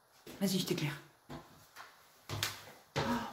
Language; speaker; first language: French; native; French